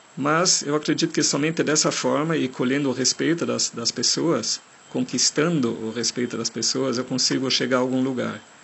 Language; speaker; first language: Portuguese; non-native, fluent; German